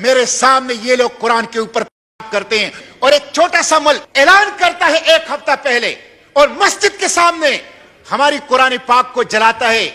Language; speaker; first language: Urdu; non-native, local second language; Pashto